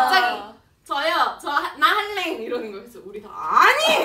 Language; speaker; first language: Korean; native; Korean